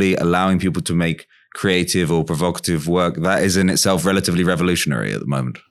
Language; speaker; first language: English; native; English